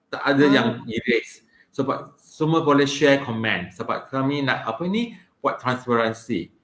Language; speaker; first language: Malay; non-native, local second language; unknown